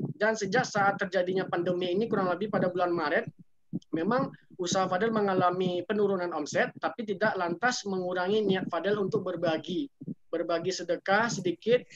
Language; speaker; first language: Indonesian; native; Indonesian